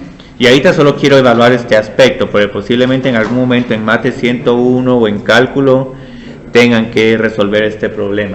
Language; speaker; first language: Spanish; native; Spanish